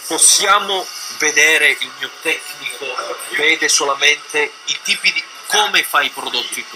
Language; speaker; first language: Italian; native; Italian